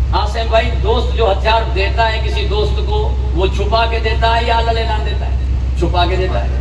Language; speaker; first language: Urdu; non-native, local second language; Sindhi